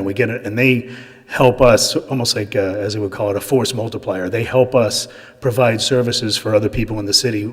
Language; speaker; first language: English; native; English